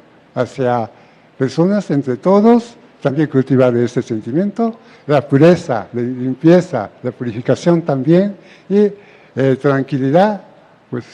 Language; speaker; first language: Spanish; non-native, fluent; Japanese